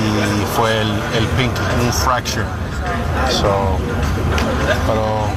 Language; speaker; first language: Spanish; early bilingual, heritage; Spanish